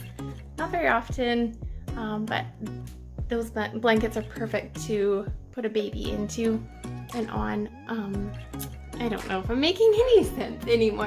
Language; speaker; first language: English; native; English